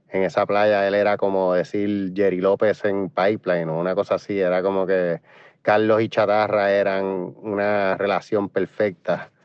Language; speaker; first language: Spanish; native; Spanish